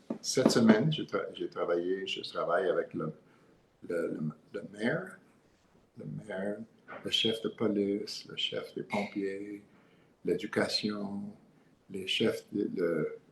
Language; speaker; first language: French; non-native, learner; English